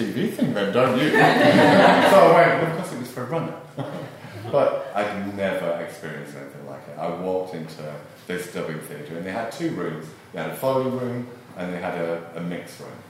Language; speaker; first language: English; native; English